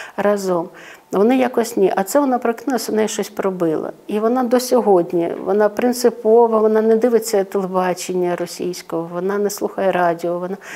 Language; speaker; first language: Ukrainian; non-native, local second language; Russian